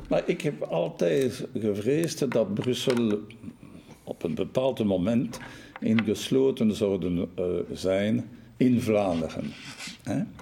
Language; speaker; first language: Dutch; non-native, local second language; French